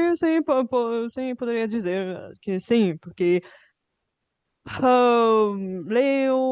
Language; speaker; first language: Portuguese; non-native, fluent; Bulgarian